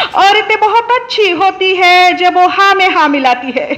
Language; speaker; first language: Hindi; non-native, local second language; Marathi